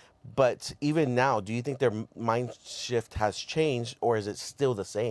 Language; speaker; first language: English; native; English